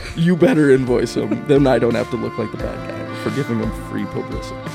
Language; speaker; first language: English; native; English